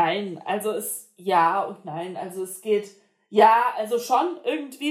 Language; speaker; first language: German; native; German